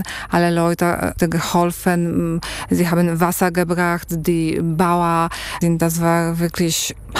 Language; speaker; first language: German; non-native, fluent; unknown